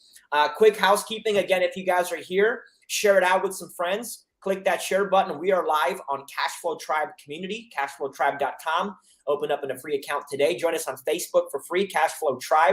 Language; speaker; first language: English; native; English